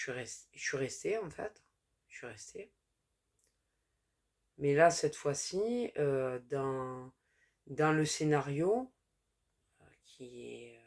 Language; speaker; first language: French; native; French